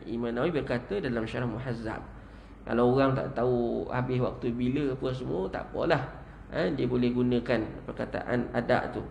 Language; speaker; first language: Malay; native; Malay